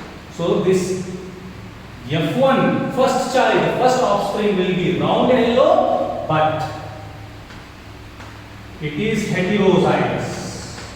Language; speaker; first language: English; non-native, local second language; Hindi